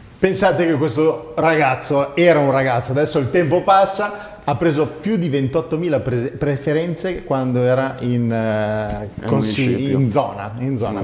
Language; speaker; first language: Italian; native; Italian